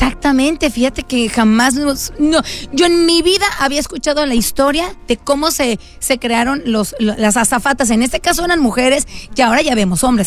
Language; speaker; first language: Spanish; native; Spanish